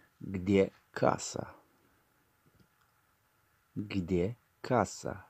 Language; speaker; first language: Russian; non-native, learner; Tajik